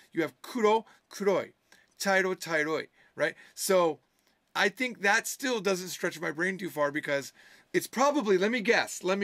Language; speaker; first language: English; native; English